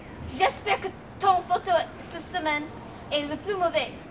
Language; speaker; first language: French; non-native, learner; English